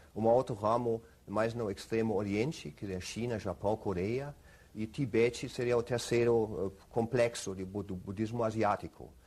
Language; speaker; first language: Portuguese; non-native, fluent; German